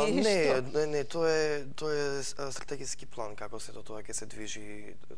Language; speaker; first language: Macedonian; native; Macedonian